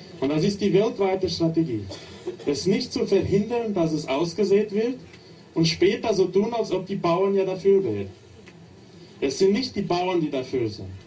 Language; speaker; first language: German; non-native, fluent; Portuguese